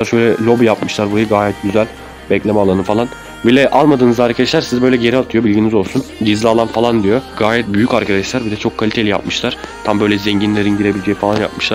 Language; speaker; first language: Turkish; native; Turkish